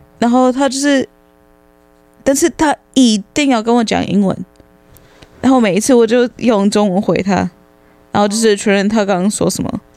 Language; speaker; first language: Chinese; non-native, fluent; English